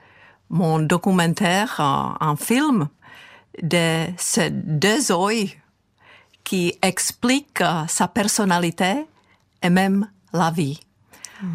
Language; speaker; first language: French; non-native, fluent; Czech